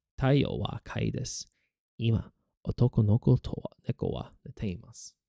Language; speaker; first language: Japanese; non-native, learner; English